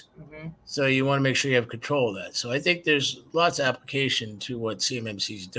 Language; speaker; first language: English; native; English